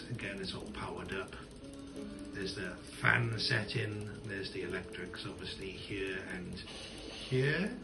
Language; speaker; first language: English; native; English